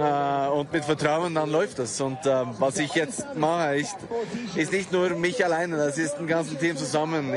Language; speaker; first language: German; non-native, fluent; Norwegian